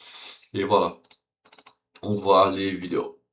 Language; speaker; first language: French; non-native, learner; Portuguese